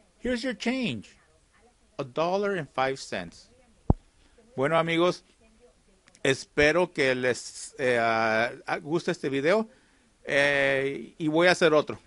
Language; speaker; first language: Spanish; early bilingual, heritage; Spanish